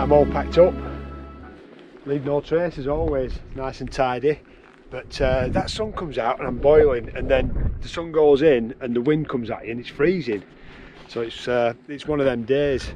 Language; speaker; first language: English; native; English